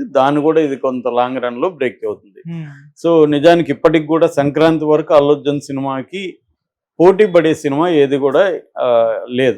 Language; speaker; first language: Telugu; native; Telugu